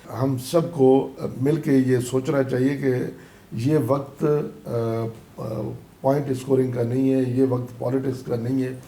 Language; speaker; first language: Urdu; non-native, local second language; Sindhi